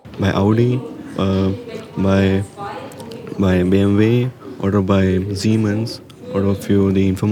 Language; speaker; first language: German; non-native, learner; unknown